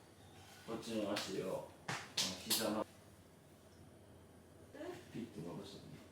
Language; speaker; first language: Japanese; native; Japanese